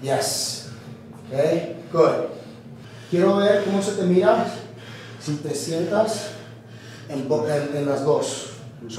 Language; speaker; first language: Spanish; early bilingual, heritage; Spanish